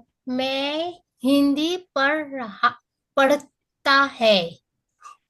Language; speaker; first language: Hindi; non-native, learner; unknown